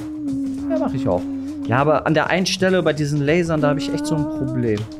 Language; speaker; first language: German; native; German